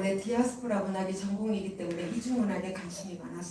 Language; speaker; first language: Korean; native; Korean